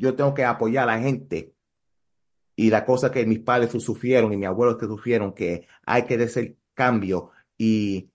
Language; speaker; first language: Spanish; early bilingual, heritage; Spanish